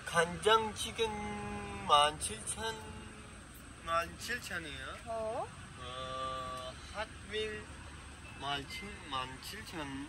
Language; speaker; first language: Korean; non-native, learner; Urdu